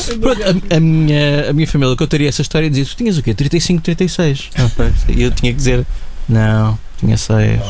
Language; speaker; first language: Portuguese; early bilingual, other home language; English